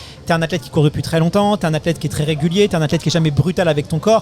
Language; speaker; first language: French; native; French